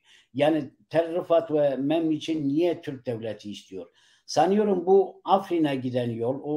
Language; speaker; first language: Turkish; non-native, local second language; Kurdish